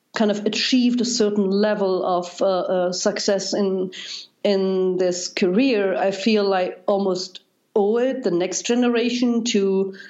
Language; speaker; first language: English; non-native, fluent; German